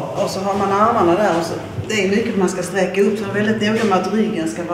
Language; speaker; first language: Swedish; native; Swedish